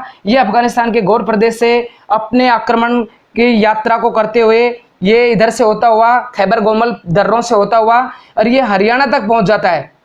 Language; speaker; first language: Hindi; native; Hindi